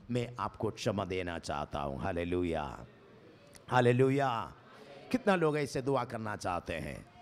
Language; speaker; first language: Hindi; non-native, local second language; Malayalam